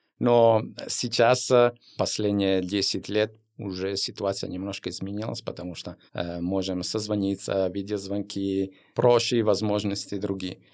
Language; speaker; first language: Russian; non-native, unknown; Italian